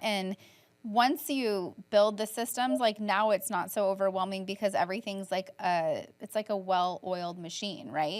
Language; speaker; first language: English; native; English